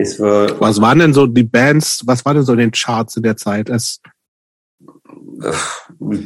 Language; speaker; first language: German; native; German